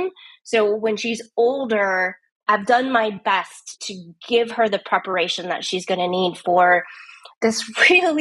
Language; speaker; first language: English; native; English